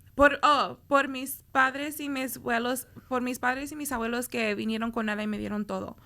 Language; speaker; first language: Spanish; early bilingual, other home language; English